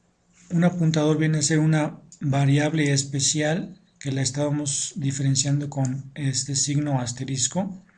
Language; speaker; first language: Spanish; native; Spanish